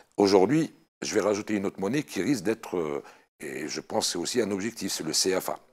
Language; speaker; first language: French; non-native, local second language; Arabic